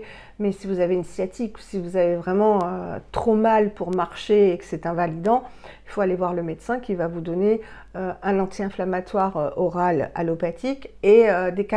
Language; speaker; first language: French; native; French